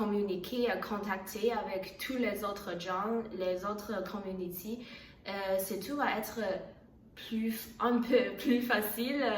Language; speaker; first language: French; non-native, learner; Chinese